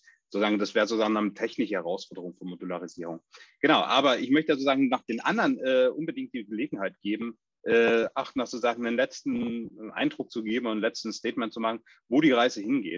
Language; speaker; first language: German; native; German